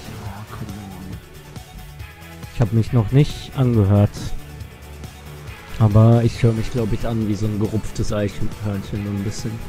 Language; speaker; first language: German; native; German